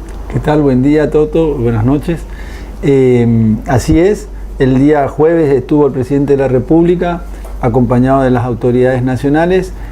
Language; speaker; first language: Spanish; native; Spanish